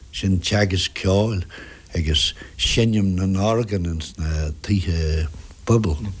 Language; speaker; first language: Irish; non-native, local second language; English